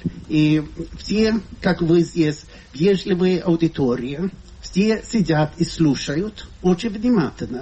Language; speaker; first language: Russian; non-native, fluent; Swedish